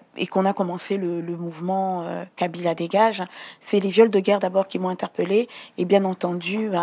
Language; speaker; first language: French; non-native, local second language; Lingala